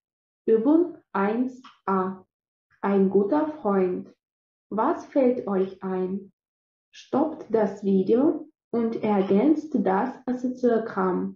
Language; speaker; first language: German; non-native, fluent; Russian